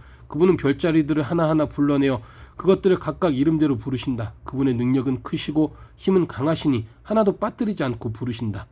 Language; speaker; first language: Korean; native; Korean